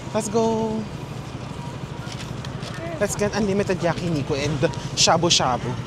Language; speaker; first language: English; non-native, fluent; Filipino